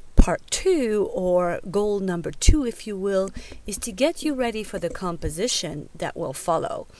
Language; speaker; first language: English; native; English